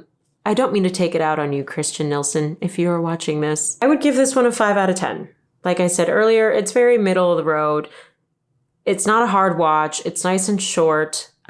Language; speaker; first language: English; native; English